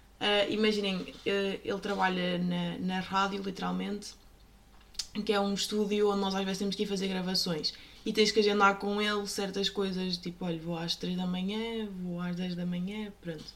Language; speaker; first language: Portuguese; native; Portuguese